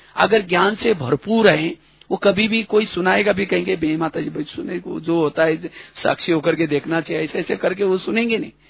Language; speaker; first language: Hindi; non-native, local second language; Marathi